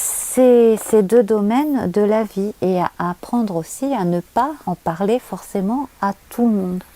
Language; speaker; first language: French; native; French